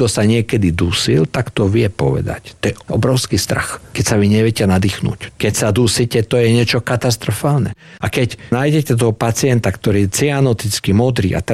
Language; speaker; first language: Slovak; native; Slovak